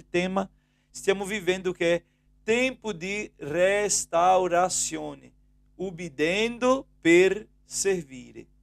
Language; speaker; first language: Italian; non-native, fluent; Portuguese